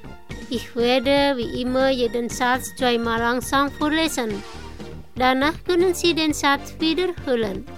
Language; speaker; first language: German; non-native, fluent; Indonesian